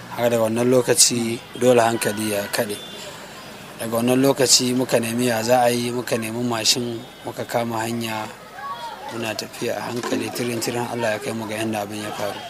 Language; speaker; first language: Hausa; native; Hausa